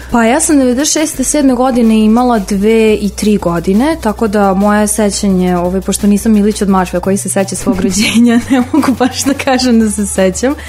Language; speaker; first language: Serbian; native; Serbian